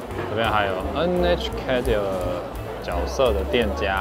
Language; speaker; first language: Chinese; native; Chinese